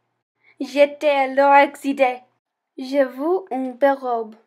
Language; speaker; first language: French; non-native, learner; English